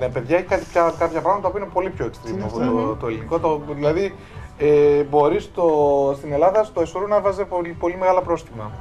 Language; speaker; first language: Greek; native; Greek